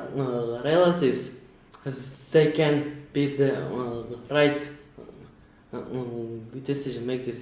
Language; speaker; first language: English; non-native, learner; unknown